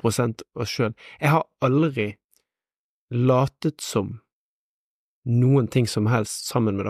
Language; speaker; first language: Norwegian; native; Norwegian